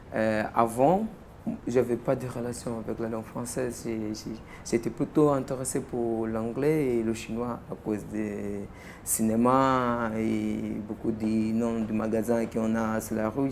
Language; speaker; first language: French; non-native, fluent; Tsonga